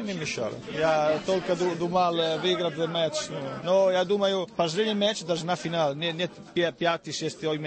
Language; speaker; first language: Russian; non-native, learner; Italian